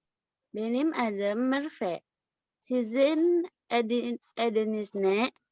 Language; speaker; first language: Turkish; non-native, learner; Indonesian